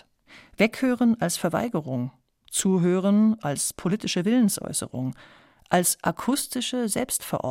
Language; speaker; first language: German; native; German